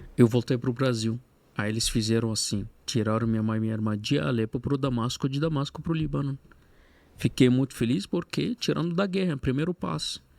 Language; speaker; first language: Portuguese; non-native, fluent; Arabic